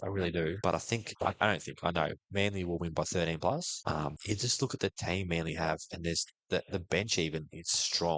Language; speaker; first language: English; native; English